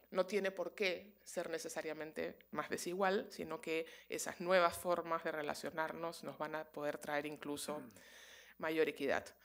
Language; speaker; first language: Spanish; native; Spanish